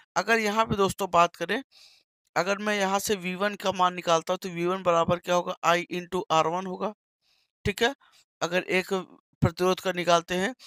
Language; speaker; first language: Hindi; native; Hindi